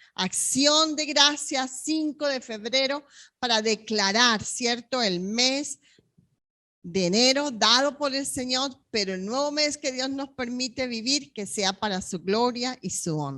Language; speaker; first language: Spanish; native; Spanish